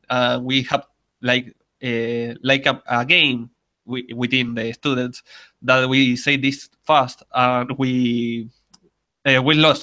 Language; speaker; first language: English; non-native, learner; Spanish